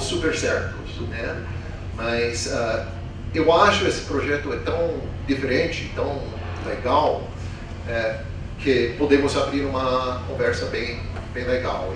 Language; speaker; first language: Portuguese; non-native, fluent; English